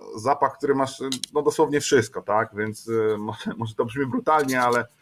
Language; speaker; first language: Polish; native; Polish